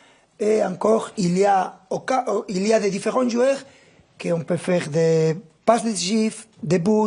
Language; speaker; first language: French; non-native, fluent; Spanish